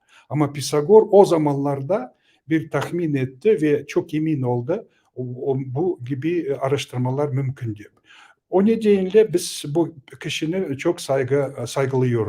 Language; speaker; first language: Turkish; non-native, learner; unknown